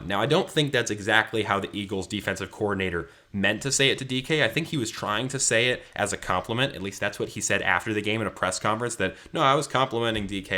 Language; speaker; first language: English; native; English